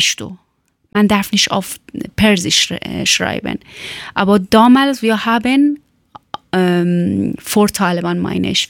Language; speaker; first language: German; non-native, learner; Persian